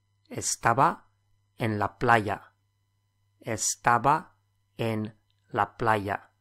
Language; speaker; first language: Spanish; non-native, fluent; English